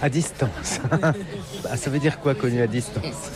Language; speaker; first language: French; native; French